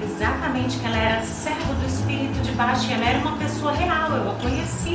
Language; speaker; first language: Portuguese; native; Portuguese